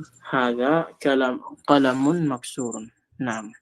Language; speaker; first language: Arabic; non-native, fluent; Filipino